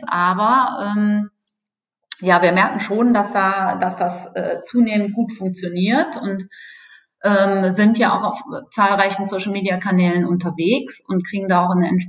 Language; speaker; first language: German; native; German